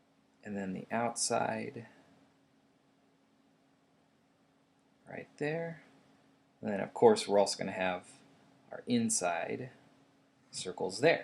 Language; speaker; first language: English; native; English